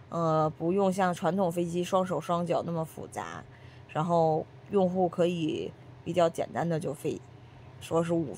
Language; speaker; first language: Chinese; native; Chinese